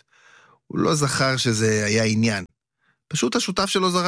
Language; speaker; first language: Hebrew; native; Hebrew